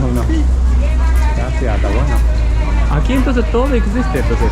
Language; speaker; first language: Spanish; non-native, learner; Japanese